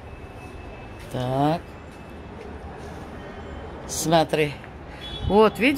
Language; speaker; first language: Russian; non-native, fluent; Georgian